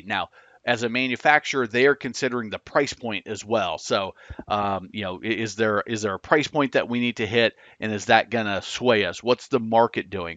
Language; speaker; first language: English; native; English